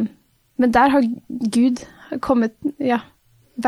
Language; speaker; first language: Norwegian; native; Norwegian